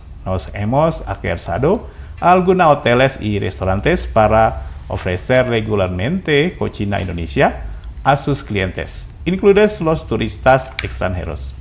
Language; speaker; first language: Spanish; non-native, fluent; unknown